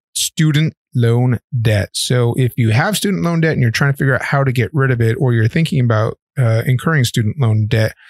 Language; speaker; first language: English; native; English